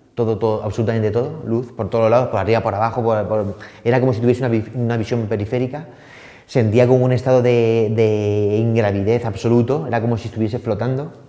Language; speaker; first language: Spanish; native; Spanish